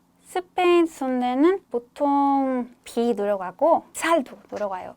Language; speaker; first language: Korean; non-native, fluent; Spanish